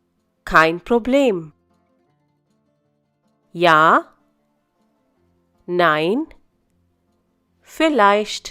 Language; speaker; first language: German; non-native, fluent; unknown